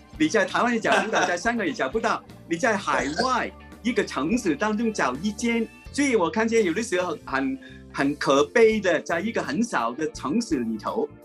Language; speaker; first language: Chinese; non-native, local second language; Cantonese